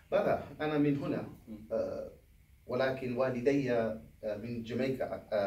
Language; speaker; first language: Arabic; non-native, learner; English